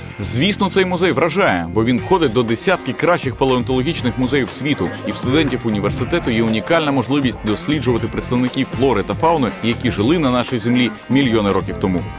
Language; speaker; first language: Ukrainian; native; Ukrainian